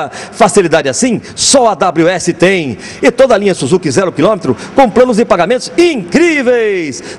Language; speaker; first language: Portuguese; native; Portuguese